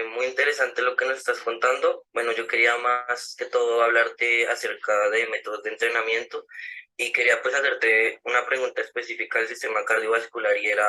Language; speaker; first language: Spanish; native; Spanish